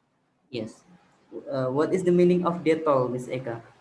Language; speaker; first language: English; non-native, fluent; Indonesian